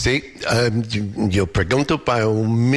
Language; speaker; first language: Spanish; non-native, fluent; English